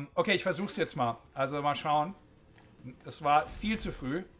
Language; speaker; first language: German; early bilingual, other home language; English